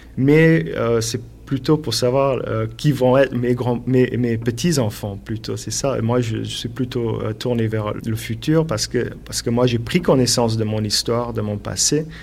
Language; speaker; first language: French; non-native, local second language; English